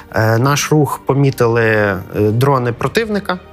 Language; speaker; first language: Ukrainian; native; Ukrainian